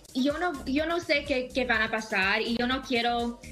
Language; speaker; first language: Spanish; early bilingual, other home language; English